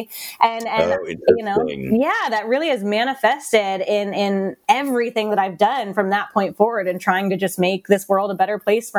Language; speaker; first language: English; native; English